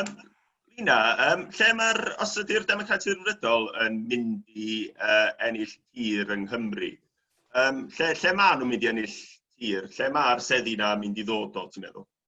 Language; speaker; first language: Welsh; native; Welsh